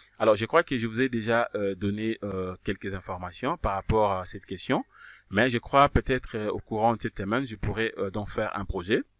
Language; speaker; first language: French; non-native, local second language; Kongo